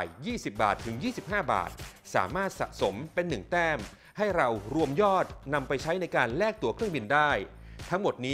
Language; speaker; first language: Thai; native; Thai